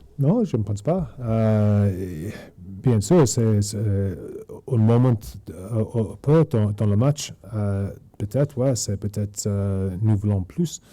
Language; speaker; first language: French; non-native, learner; English